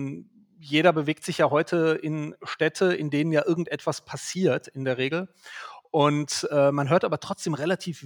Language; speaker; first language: German; native; German